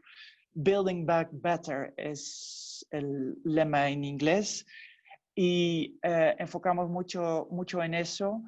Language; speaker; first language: Spanish; non-native, fluent; Dutch